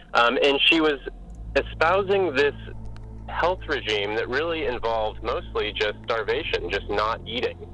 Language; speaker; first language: English; native; English